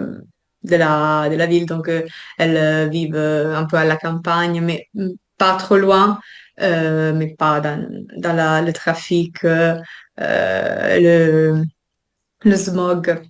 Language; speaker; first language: French; non-native, fluent; Italian